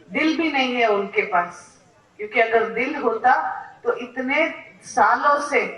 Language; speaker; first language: Hindi; non-native, local second language; Kannada